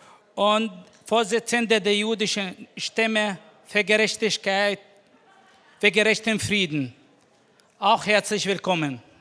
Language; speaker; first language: German; non-native, fluent; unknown